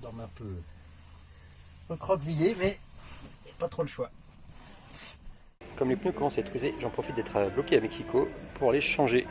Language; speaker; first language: French; native; French